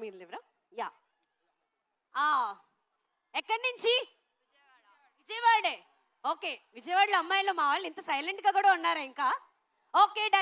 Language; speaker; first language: Telugu; native; Telugu